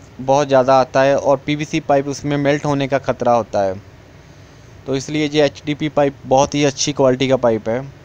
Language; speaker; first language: Hindi; non-native, local second language; Punjabi